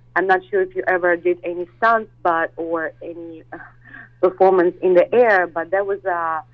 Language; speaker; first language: English; non-native, fluent; Russian